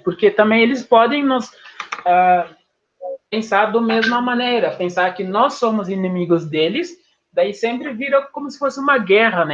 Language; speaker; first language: Portuguese; non-native, fluent; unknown